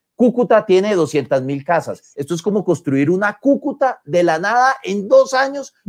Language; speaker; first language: Spanish; native; Spanish